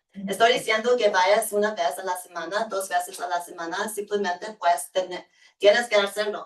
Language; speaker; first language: Spanish; early bilingual, heritage; Spanish